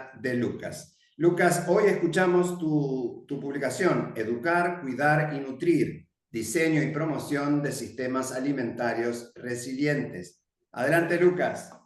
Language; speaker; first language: Spanish; native; Spanish